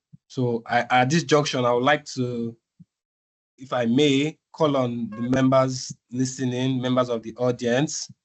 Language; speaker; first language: English; non-native, local second language; Yoruba